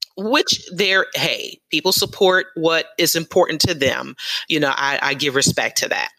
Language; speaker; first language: English; native; English